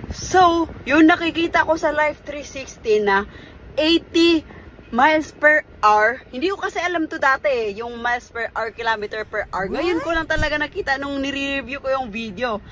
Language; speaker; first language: Filipino; non-native, local second language; Cebuano